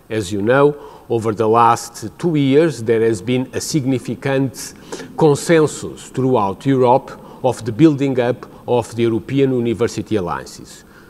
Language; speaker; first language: English; non-native, fluent; Portuguese